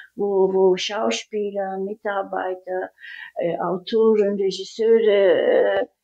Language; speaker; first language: German; early bilingual, other home language; Turkish